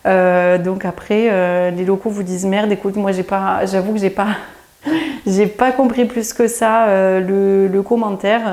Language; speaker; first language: French; native; French